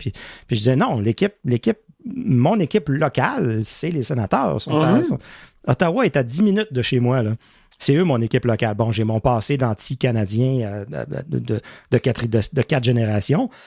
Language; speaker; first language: French; native; French